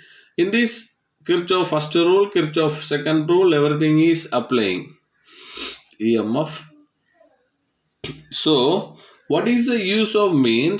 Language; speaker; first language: English; non-native, local second language; Tamil